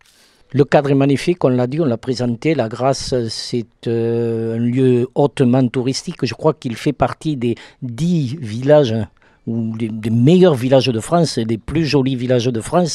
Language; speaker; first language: French; native; French